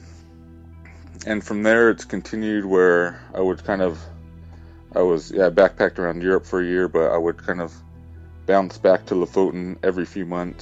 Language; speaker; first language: English; native; English